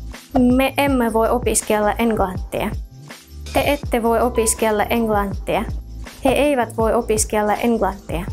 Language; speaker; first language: Finnish; non-native, fluent; Russian